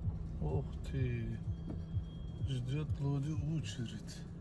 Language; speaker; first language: Russian; non-native, learner; Turkish